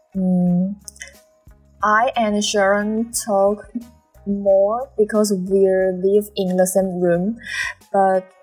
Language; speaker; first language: English; non-native, learner; Chinese